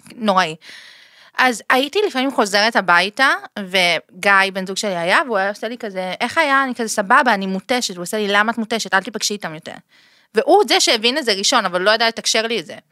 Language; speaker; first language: Hebrew; early bilingual, other home language; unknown